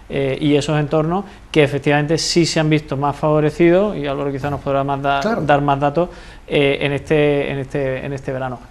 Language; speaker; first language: Spanish; native; Spanish